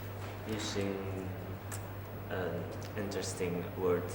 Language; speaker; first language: English; non-native, learner; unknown